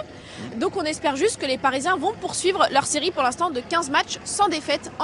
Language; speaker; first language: French; native; French